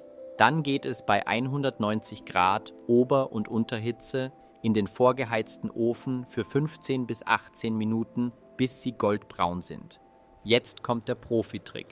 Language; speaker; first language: German; native; German